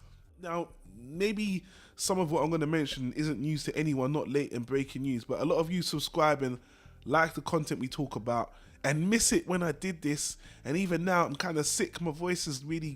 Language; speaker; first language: English; native; English